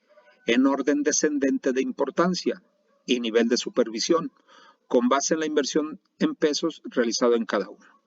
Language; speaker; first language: Spanish; native; Spanish